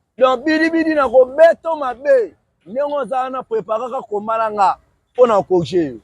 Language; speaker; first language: Lingala; native; Lingala